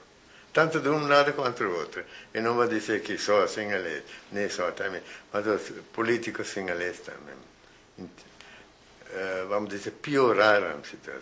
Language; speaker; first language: Portuguese; non-native, fluent; Sinhala